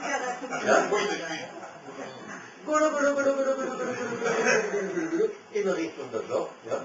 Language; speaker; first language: German; non-native, fluent; French